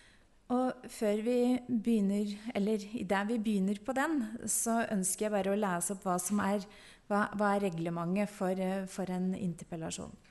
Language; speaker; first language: Norwegian; native; Norwegian